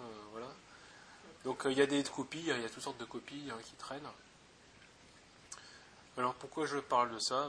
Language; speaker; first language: French; native; French